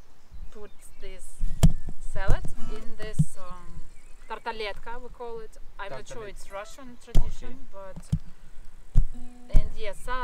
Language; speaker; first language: English; non-native, fluent; Russian